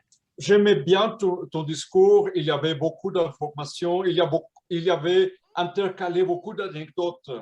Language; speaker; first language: French; non-native, fluent; Spanish